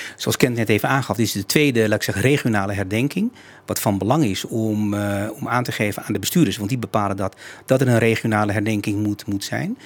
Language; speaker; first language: Dutch; native; Dutch